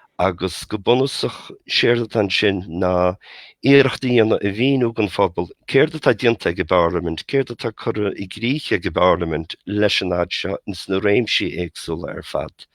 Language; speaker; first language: Irish; native; Irish